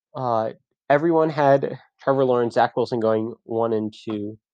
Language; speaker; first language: English; native; English